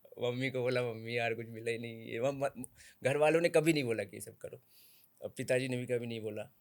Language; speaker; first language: Hindi; native; Hindi